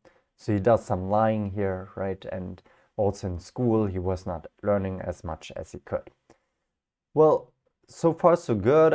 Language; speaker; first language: English; non-native, fluent; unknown